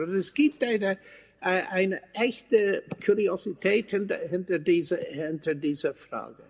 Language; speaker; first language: German; non-native, fluent; English